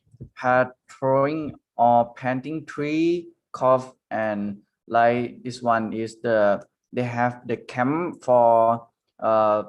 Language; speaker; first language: English; non-native, learner; Thai